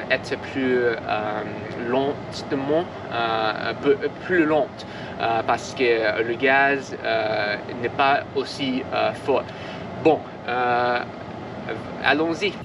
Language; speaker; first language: French; non-native, learner; English